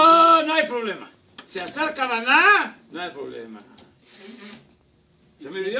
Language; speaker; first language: Spanish; non-native, learner; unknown